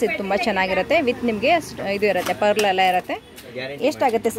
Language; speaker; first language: Kannada; native; Kannada